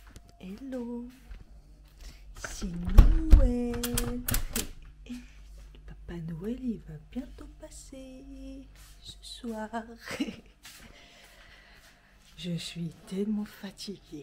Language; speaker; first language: French; native; French